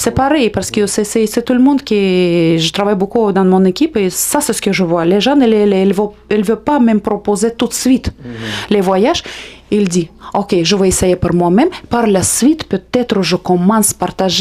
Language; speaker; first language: French; non-native, fluent; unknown